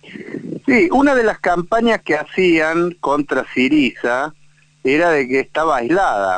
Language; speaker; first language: Spanish; native; Spanish